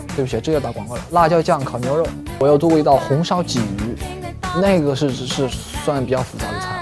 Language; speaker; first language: Chinese; native; Chinese